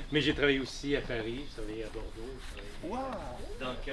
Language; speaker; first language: French; native; French